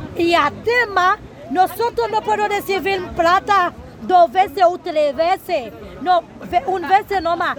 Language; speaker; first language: Spanish; non-native, learner; Haitian Creole